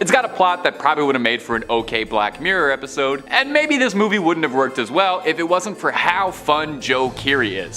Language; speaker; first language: English; native; English